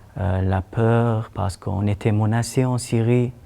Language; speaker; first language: French; non-native, learner; Arabic